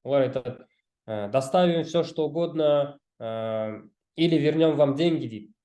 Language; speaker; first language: Russian; non-native, local second language; Kazakh